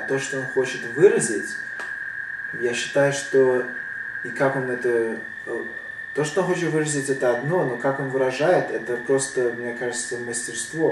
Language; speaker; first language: Russian; early bilingual, heritage; Russian